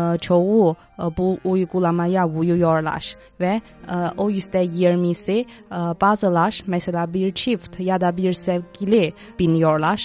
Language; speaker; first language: Turkish; non-native, fluent; Chinese